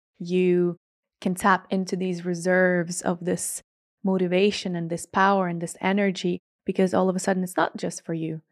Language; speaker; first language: English; non-native, fluent; Latvian